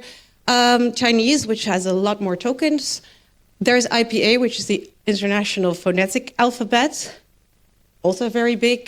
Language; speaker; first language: English; non-native, fluent; Dutch